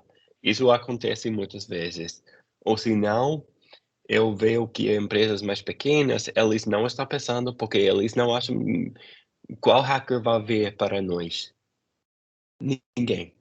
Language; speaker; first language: Portuguese; non-native, fluent; English